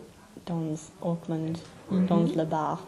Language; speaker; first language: French; non-native, learner; English